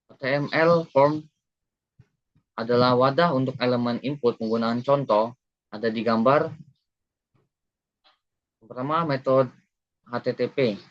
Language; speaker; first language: Indonesian; native; Indonesian